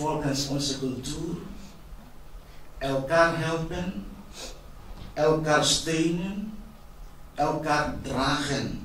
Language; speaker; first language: Dutch; non-native, fluent; Indonesian